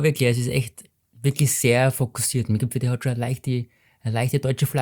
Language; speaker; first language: German; native; German